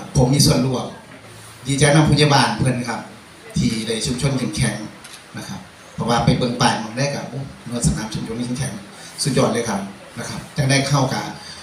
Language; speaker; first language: Thai; native; Thai